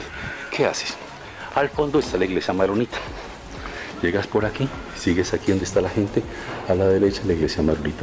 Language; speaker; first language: Spanish; native; Spanish